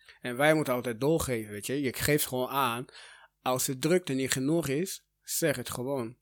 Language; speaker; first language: Dutch; early bilingual, other home language; Portuguese